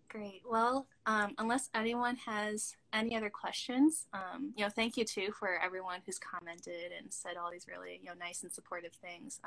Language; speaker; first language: English; native; English